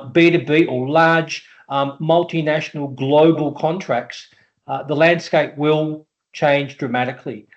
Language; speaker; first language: English; native; English